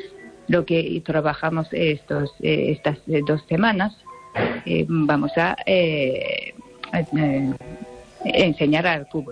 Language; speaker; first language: Spanish; non-native, learner; Japanese